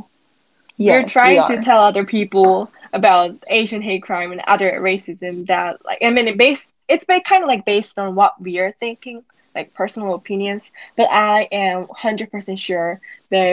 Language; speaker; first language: English; non-native, fluent; Korean